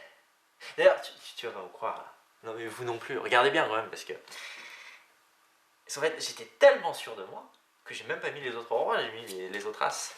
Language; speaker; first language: French; native; French